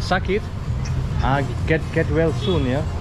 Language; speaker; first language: English; non-native, fluent; German